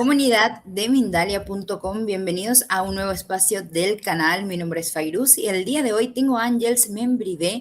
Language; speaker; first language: Spanish; native; Spanish